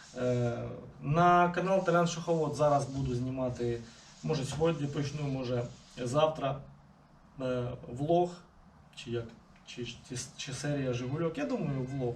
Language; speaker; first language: Ukrainian; non-native, local second language; Russian